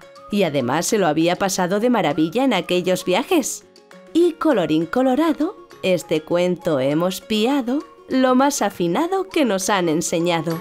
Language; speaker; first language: Spanish; native; Spanish